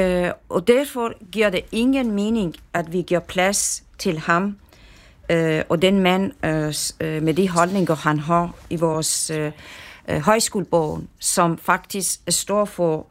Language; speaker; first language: Danish; non-native, fluent; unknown